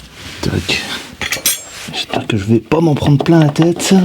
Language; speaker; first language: French; native; French